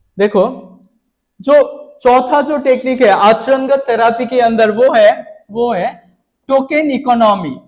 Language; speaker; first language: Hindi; non-native, local second language; Bangla